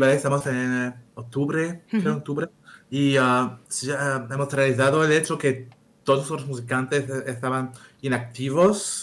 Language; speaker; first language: Spanish; non-native, learner; French